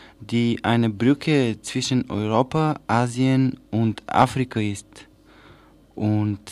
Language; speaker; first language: German; non-native, learner; Bulgarian